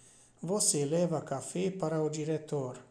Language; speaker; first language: Portuguese; non-native, learner; Hungarian